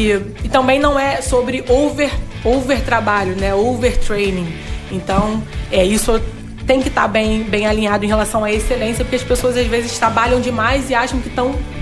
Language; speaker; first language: Portuguese; native; Portuguese